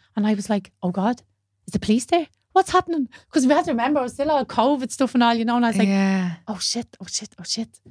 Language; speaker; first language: English; native; English